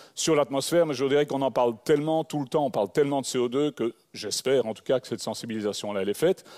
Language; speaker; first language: French; native; French